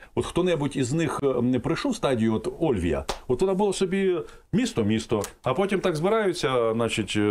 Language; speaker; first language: Ukrainian; native; Ukrainian